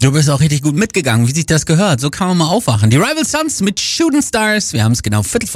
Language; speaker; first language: German; native; German